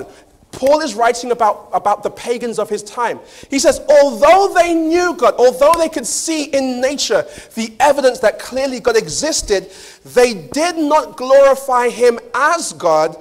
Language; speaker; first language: English; native; English